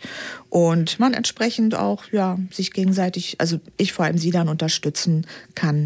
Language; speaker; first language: German; native; German